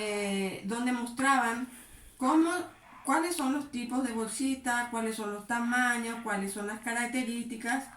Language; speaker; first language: Spanish; native; Spanish